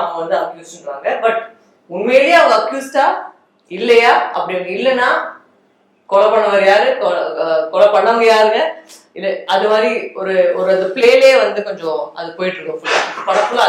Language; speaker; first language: Tamil; native; Tamil